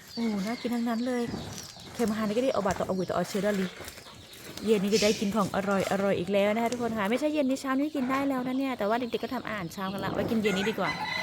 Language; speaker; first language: Thai; non-native, local second language; S'gaw Karen